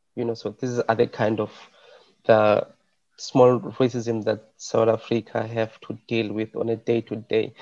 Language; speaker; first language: English; non-native, local second language; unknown